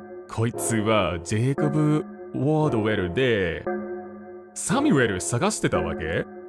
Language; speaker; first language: Japanese; non-native, fluent; English